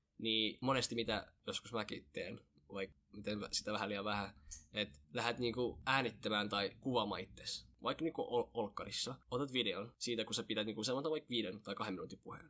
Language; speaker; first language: Finnish; early bilingual, other home language; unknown